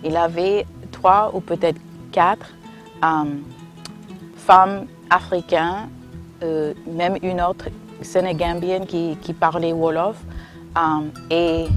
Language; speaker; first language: French; non-native, fluent; English